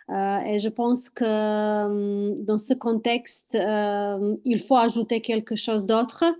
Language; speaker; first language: French; non-native, fluent; Croatian